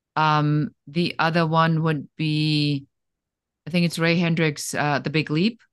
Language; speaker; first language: English; non-native, fluent; German